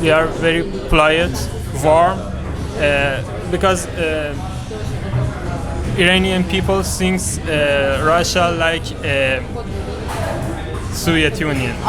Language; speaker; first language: English; non-native, learner; Persian